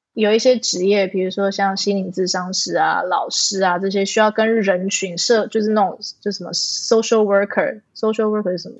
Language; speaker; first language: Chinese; early bilingual, heritage; Chinese